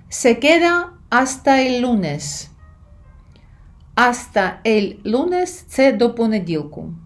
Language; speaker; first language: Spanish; non-native, fluent; Ukrainian